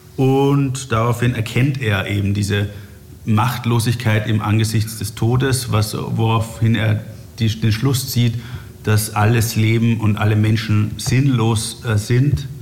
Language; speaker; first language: German; native; German